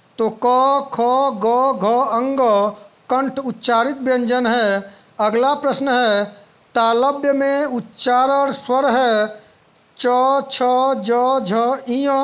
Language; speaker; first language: Hindi; native; Hindi